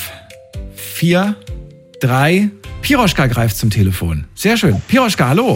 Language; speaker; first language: German; native; German